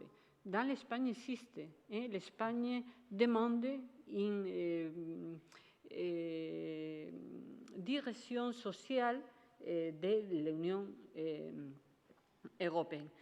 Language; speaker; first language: French; non-native, fluent; Spanish